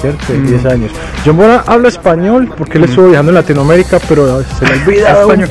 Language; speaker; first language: Spanish; native; Spanish